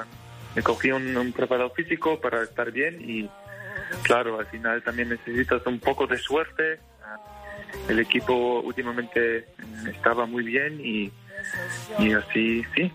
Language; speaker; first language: Spanish; early bilingual, heritage; German